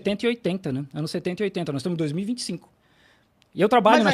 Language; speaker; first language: Portuguese; native; Portuguese